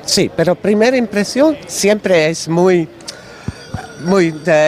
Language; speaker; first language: Spanish; non-native, learner; Dutch